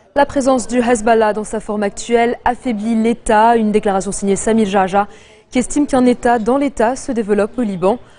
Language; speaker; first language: French; non-native, local second language; Arabic